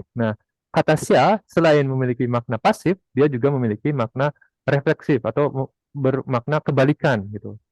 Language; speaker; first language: Indonesian; native; Indonesian